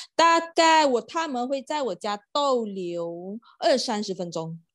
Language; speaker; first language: Chinese; non-native, local second language; Malay